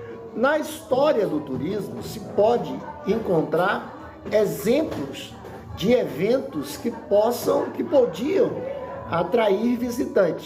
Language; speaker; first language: Portuguese; native; Portuguese